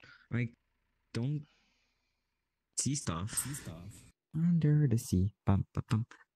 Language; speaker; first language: English; non-native, learner; Spanish